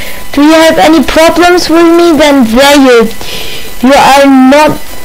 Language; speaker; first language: English; non-native, learner; German